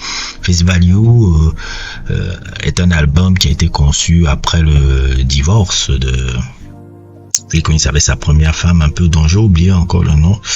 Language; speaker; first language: French; native; French